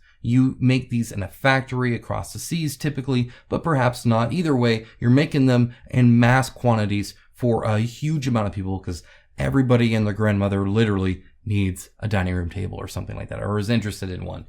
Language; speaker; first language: English; native; English